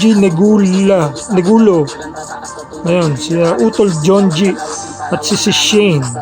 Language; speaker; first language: Filipino; native; Filipino